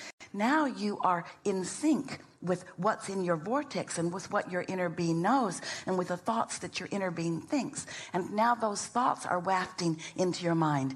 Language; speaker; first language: English; native; English